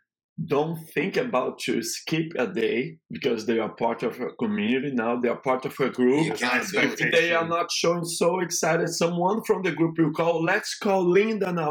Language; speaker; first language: English; non-native, learner; Portuguese